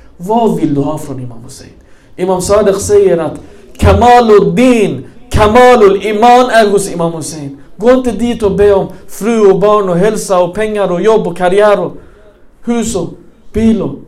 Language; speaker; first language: Swedish; early bilingual, other home language; Arabic